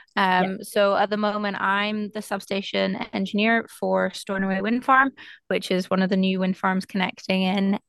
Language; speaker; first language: English; native; English